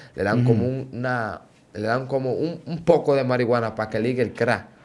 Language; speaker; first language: Spanish; native; Spanish